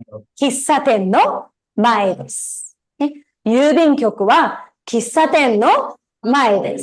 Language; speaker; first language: Japanese; non-native, fluent; Tamil